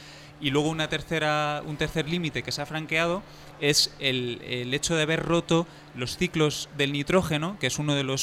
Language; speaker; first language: Spanish; native; Spanish